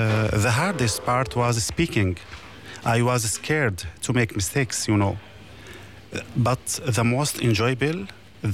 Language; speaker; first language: English; non-native, learner; Arabic